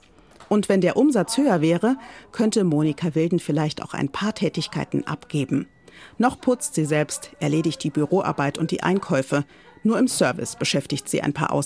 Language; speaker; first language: German; native; German